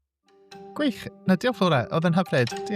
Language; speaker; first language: Welsh; native; Welsh